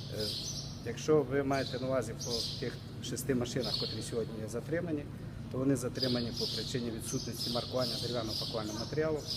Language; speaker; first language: Ukrainian; native; Ukrainian